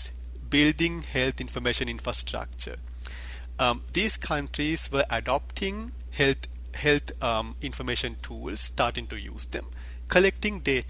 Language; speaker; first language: English; non-native, local second language; Sinhala